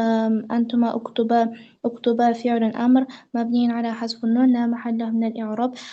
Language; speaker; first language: Arabic; non-native, learner; Uzbek